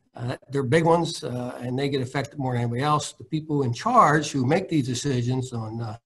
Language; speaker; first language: English; native; English